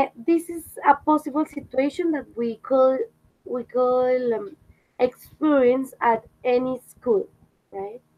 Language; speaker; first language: English; non-native, fluent; Spanish